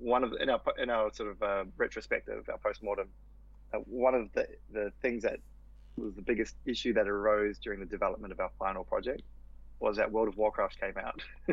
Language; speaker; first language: English; native; English